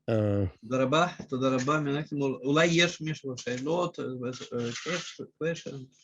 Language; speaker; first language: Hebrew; non-native, fluent; Russian